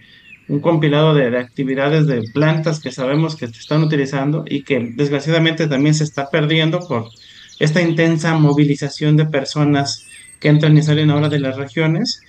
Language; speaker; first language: Spanish; native; Spanish